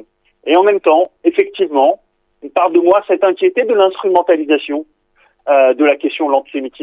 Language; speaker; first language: French; native; French